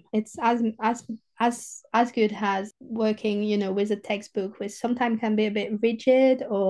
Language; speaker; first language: English; non-native, fluent; French